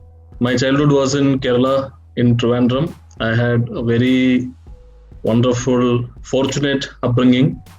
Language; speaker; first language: English; non-native, local second language; Malayalam